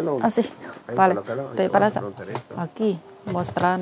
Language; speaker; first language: Spanish; non-native, learner; Chinese